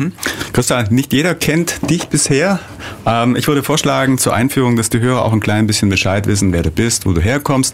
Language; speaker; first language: German; native; German